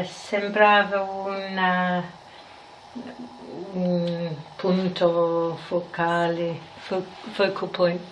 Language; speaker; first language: Italian; non-native, fluent; English